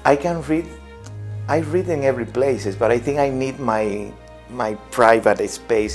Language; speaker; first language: English; non-native, fluent; Spanish